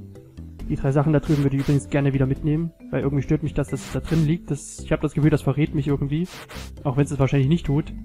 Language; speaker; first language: German; native; German